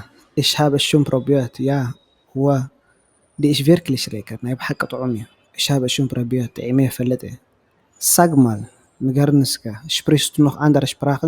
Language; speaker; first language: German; non-native, fluent; Tigrinya